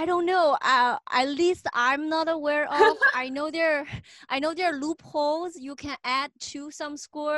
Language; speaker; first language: English; non-native, fluent; Chinese